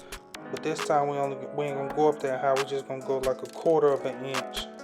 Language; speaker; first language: English; native; English